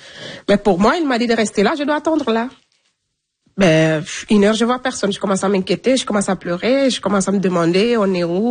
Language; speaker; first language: French; non-native, local second language; Fula